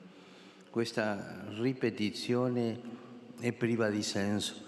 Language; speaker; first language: Italian; non-native, fluent; Spanish